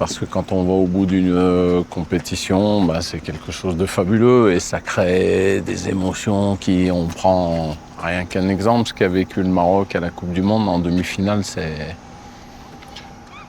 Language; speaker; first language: French; native; French